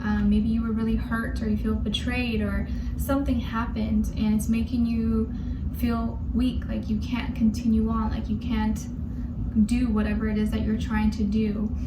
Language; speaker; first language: English; native; English